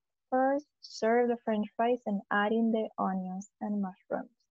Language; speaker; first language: English; non-native, fluent; Spanish